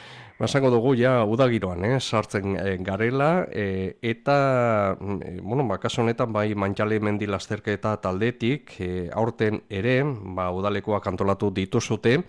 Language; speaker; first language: Basque; native; Basque